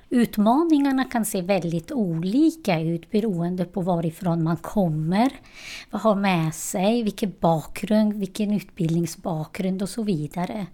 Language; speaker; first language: Swedish; non-native, fluent; Albanian